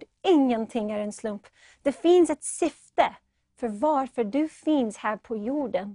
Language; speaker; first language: Swedish; non-native, fluent; English